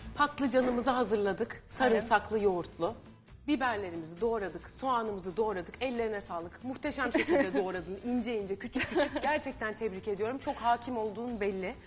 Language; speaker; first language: Turkish; native; Turkish